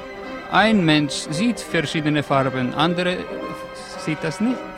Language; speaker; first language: German; non-native, fluent; Estonian